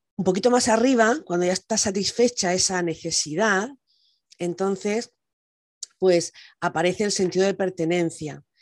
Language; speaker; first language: Spanish; native; Spanish